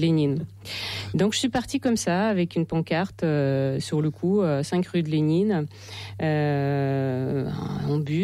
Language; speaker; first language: French; non-native, fluent; Ukrainian